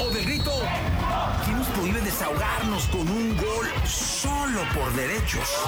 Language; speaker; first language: Spanish; native; Spanish